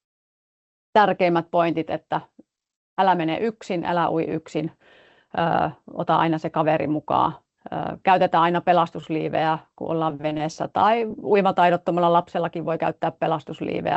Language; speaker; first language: Finnish; native; Finnish